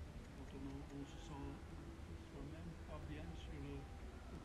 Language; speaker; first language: French; non-native, fluent; Dutch